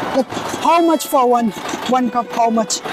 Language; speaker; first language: English; non-native, learner; Hindi